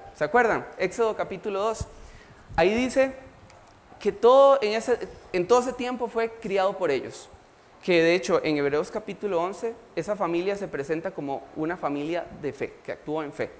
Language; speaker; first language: Spanish; native; Spanish